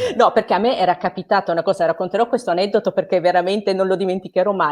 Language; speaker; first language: Italian; native; Italian